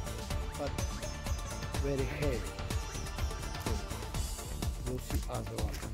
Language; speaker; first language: English; non-native, learner; Italian